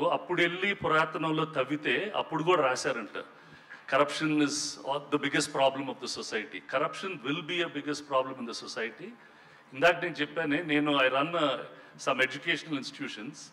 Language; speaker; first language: Telugu; native; Telugu